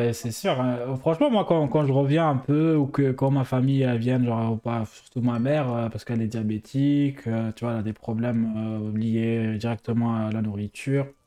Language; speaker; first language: French; non-native, local second language; Arabic